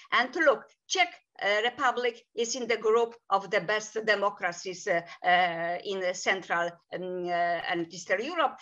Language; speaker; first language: English; non-native, fluent; Polish